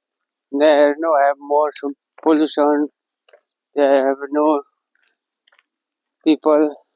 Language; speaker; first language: English; non-native, learner; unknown